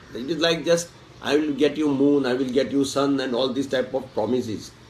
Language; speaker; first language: English; non-native, local second language; Konkani